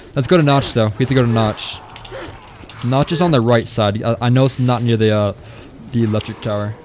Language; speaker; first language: English; native; English